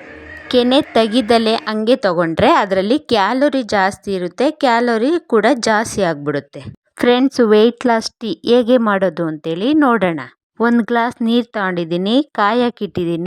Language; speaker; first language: Kannada; native; Kannada